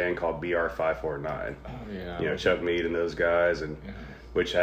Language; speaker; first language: English; native; English